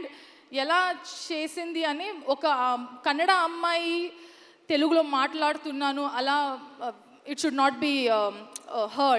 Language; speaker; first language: Telugu; non-native, learner; Kannada